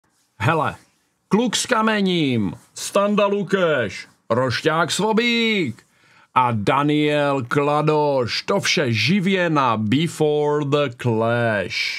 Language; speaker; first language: Czech; native; Czech